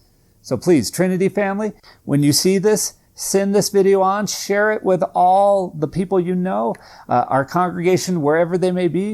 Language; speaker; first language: English; native; English